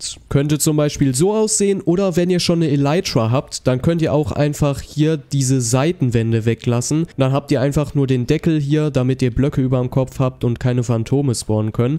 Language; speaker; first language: German; native; German